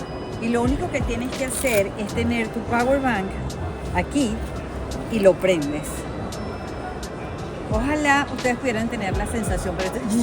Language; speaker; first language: Spanish; native; Spanish